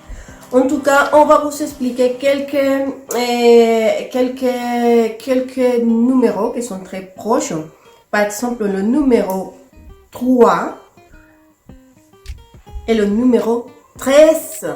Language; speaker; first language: French; non-native, fluent; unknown